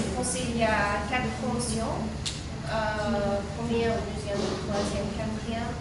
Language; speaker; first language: French; non-native, learner; Arabic